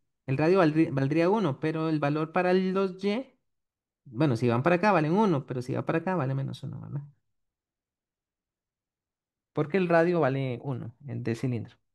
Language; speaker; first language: Spanish; native; Spanish